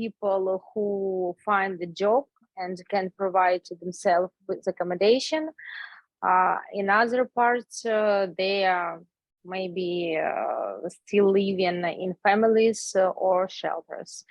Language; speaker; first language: English; non-native, learner; Ukrainian